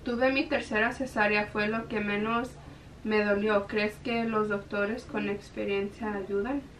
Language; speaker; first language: Spanish; early bilingual, heritage; Spanish